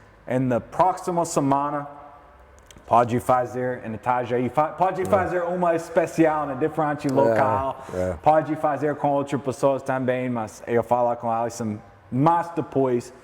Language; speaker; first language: Portuguese; non-native, learner; English